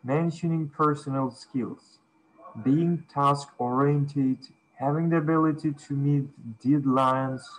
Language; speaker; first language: English; non-native, fluent; Uzbek